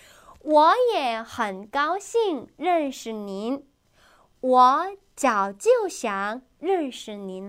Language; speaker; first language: Chinese; non-native, fluent; Korean